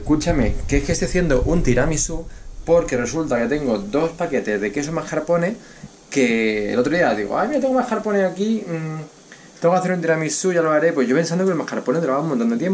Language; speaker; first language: Spanish; native; Spanish